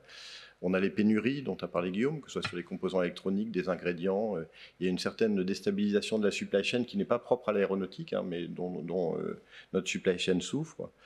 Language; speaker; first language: French; native; French